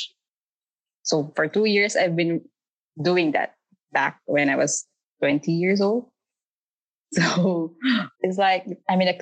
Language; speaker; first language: English; non-native, local second language; Filipino